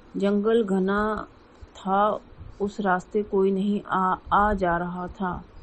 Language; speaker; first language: Hindi; native; Hindi